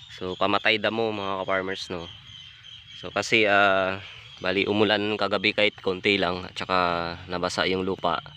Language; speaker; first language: Filipino; non-native, local second language; Hiligaynon